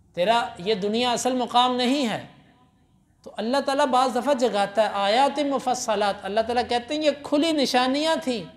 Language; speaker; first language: Urdu; non-native, local second language; Punjabi